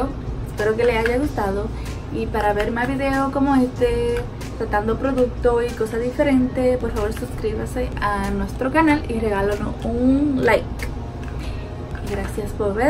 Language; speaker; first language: Spanish; early bilingual, heritage; Spanish